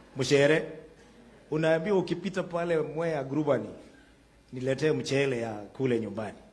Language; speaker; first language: Swahili; non-native, local second language; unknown